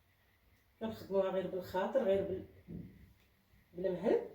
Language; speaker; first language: Arabic; native; Arabic